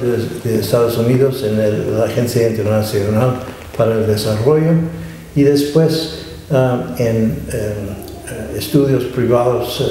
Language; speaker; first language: Spanish; non-native, fluent; English